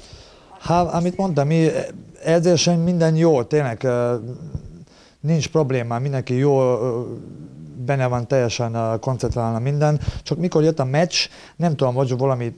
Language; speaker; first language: Hungarian; non-native, learner; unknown